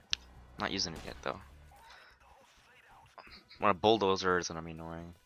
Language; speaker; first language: English; non-native, fluent; Swedish